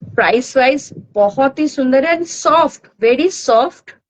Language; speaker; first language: Hindi; non-native, local second language; Bangla